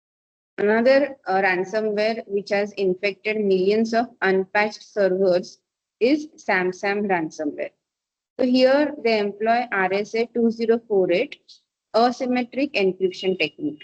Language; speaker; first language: English; non-native, local second language; Marathi